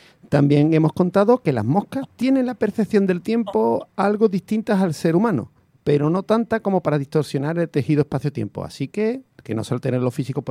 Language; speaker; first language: Spanish; native; Spanish